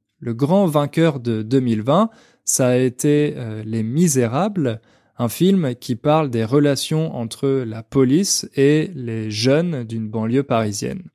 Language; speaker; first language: French; native; French